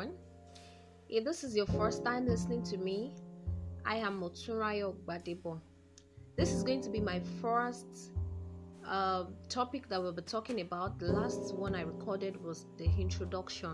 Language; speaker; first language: English; non-native, local second language; Yoruba